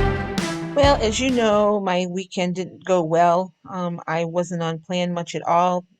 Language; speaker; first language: English; native; English